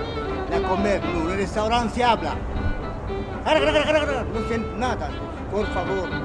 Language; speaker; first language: Spanish; non-native, learner; Romanian